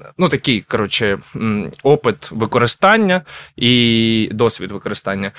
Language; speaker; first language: Ukrainian; non-native, local second language; Russian